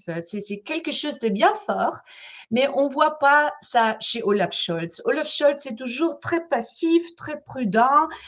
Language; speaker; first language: French; non-native, fluent; German